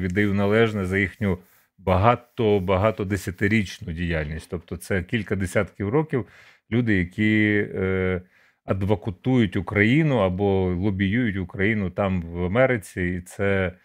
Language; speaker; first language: Ukrainian; native; Ukrainian